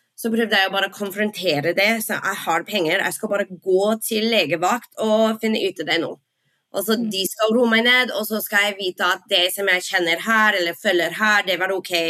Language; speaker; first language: Norwegian; non-native, fluent; English